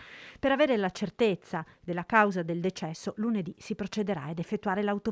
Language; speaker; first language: Italian; native; Italian